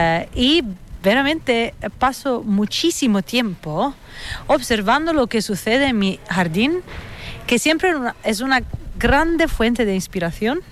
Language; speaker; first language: Spanish; non-native, fluent; Italian